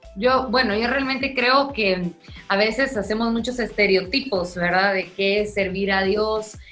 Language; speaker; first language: Spanish; native; Spanish